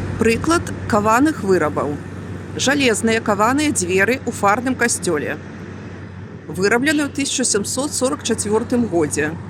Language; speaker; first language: Belarusian; native; Belarusian